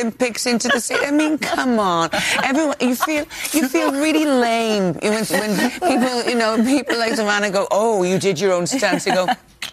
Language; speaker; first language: English; native; English